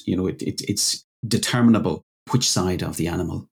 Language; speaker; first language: English; native; English